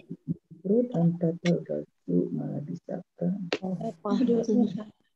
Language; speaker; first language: Arabic; non-native, learner; Indonesian